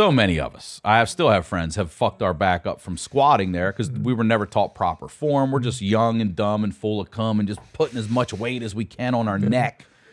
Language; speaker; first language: English; native; English